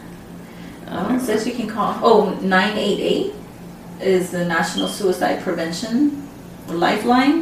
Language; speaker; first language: English; early bilingual, other home language; Spanish